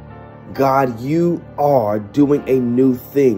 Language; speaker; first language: English; native; English